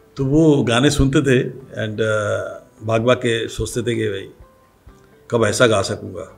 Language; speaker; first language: Hindi; non-native, local second language; Bangla